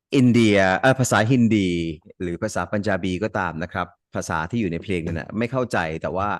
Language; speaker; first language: Thai; early bilingual, other home language; Hindi